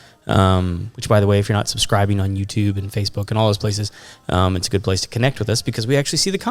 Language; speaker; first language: English; native; English